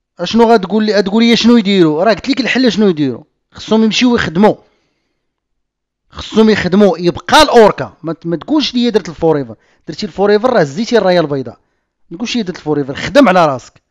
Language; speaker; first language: Arabic; native; Arabic